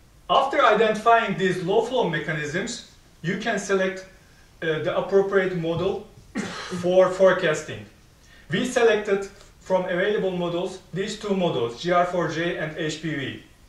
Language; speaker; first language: English; non-native, fluent; Turkish